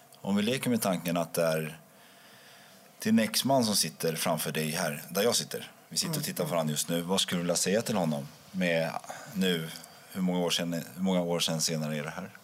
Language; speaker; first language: Swedish; native; Swedish